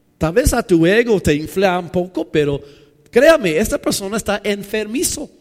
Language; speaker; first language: Spanish; non-native, fluent; English